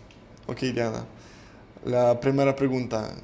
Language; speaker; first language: Spanish; non-native, fluent; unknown